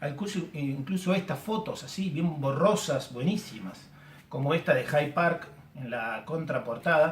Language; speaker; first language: Spanish; native; Spanish